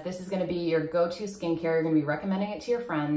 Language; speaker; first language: English; native; English